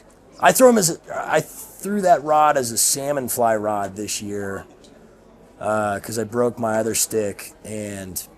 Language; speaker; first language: English; native; English